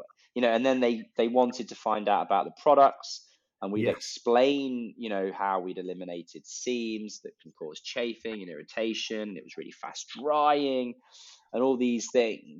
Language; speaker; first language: English; native; English